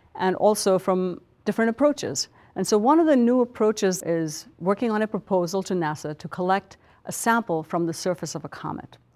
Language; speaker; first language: English; non-native, local second language; Punjabi